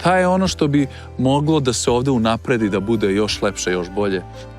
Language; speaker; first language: Croatian; native; Croatian